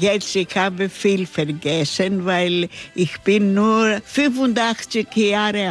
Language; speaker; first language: German; non-native, learner; Greek